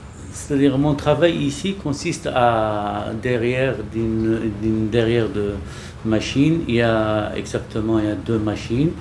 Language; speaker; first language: French; non-native, learner; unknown